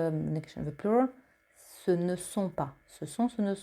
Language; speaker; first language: French; non-native, fluent; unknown